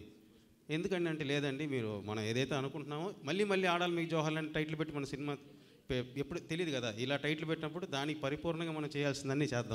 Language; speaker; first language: Telugu; native; Telugu